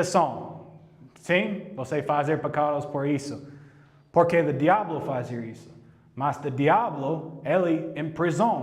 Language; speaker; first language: Portuguese; non-native, learner; English